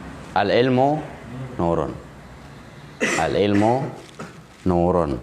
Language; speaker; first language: Arabic; non-native, fluent; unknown